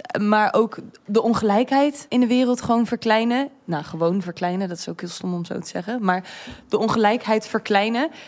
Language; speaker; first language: Dutch; early bilingual, heritage; Dutch